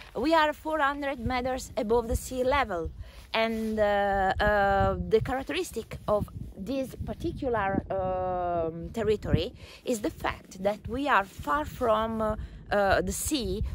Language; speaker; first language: English; non-native, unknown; Italian